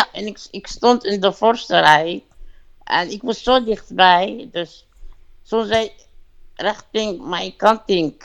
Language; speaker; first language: Dutch; non-native, fluent; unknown